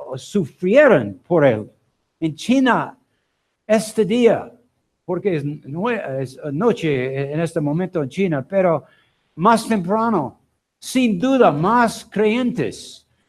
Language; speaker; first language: Spanish; non-native, learner; English